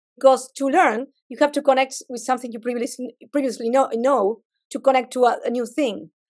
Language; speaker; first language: English; non-native, fluent; Spanish